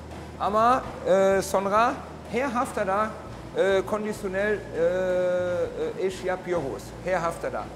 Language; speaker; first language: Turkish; non-native, learner; German